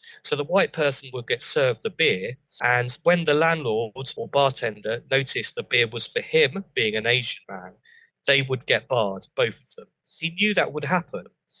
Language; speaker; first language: English; native; English